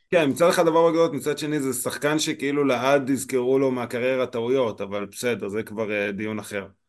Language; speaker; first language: Hebrew; native; Hebrew